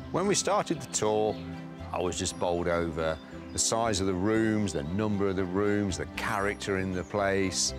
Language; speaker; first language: English; native; English